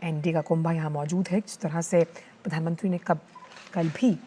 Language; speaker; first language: Hindi; native; Hindi